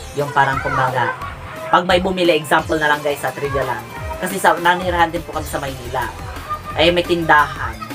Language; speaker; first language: Filipino; non-native, local second language; Pangasinan